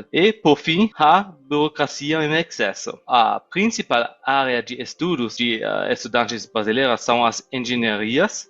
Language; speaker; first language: Portuguese; non-native, fluent; German